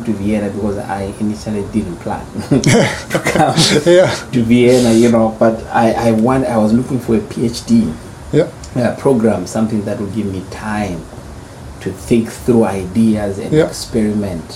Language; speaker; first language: English; non-native, local second language; Shona